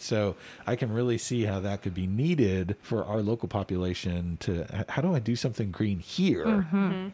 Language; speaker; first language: English; native; English